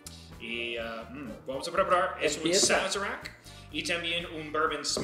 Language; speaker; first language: Spanish; non-native, learner; English